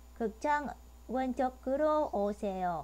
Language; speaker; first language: Korean; non-native, fluent; Vietnamese